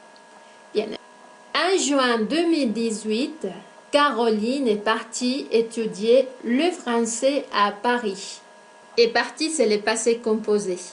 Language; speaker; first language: French; non-native, fluent; Spanish